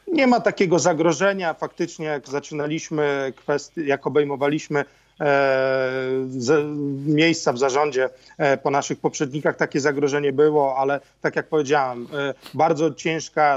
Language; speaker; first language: Polish; native; Polish